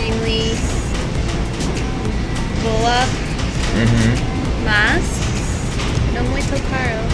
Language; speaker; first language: Portuguese; non-native, learner; English